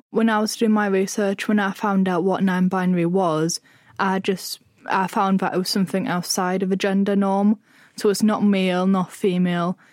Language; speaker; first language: English; native; English